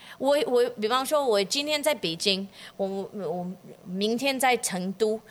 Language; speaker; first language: Chinese; non-native, fluent; English